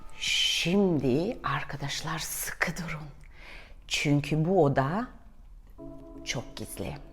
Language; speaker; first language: Turkish; non-native, fluent; Russian